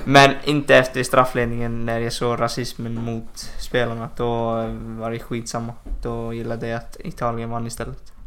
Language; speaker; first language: Swedish; non-native, fluent; Icelandic